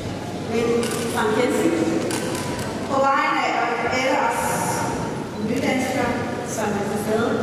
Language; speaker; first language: Danish; non-native, fluent; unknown